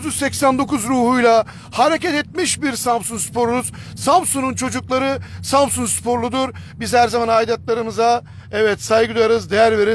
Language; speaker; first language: Turkish; native; Turkish